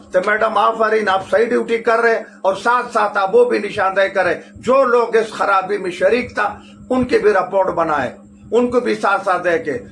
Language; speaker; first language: Urdu; non-native, local second language; Pashto